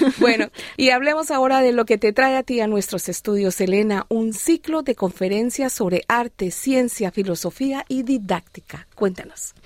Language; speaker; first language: Spanish; native; Spanish